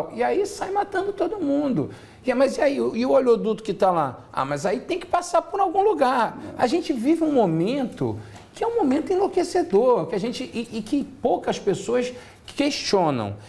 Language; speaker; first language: Portuguese; native; Portuguese